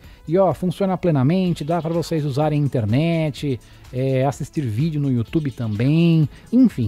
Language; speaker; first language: Portuguese; native; Portuguese